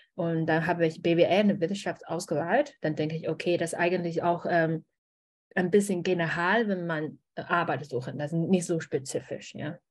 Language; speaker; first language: German; non-native, learner; Chinese